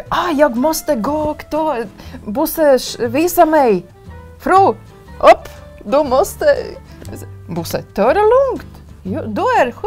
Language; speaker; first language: Swedish; non-native, learner; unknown